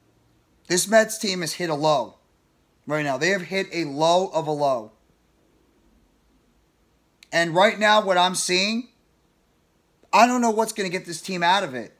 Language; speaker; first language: English; native; English